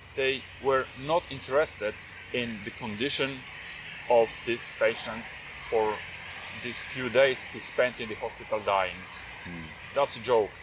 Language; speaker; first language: English; non-native, fluent; Polish